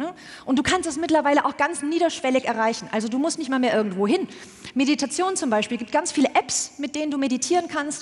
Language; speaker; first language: German; native; German